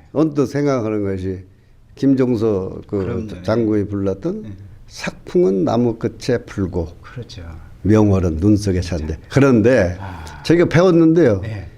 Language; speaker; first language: Korean; native; Korean